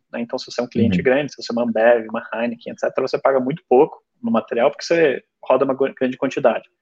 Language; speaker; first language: Portuguese; early bilingual, other home language; German